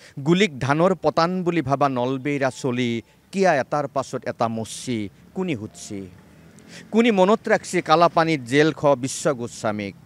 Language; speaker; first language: Assamese; native; Assamese